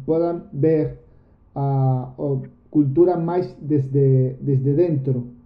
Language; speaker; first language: Portuguese; non-native, learner; Spanish